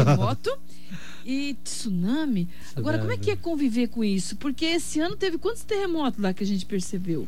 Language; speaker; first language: Portuguese; native; Portuguese